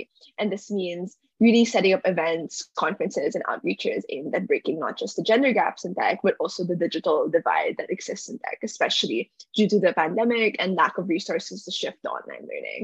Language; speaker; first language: English; non-native, local second language; Filipino